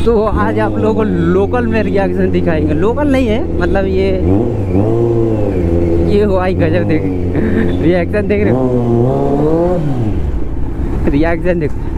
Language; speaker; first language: Hindi; native; Hindi